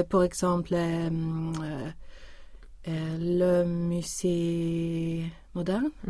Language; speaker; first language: French; non-native, learner; Swedish